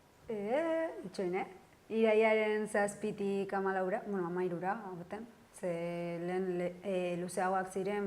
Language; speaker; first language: Basque; non-native, local second language; Spanish